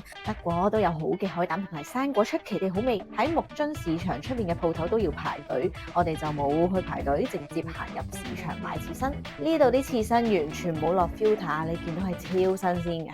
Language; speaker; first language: Cantonese; native; Cantonese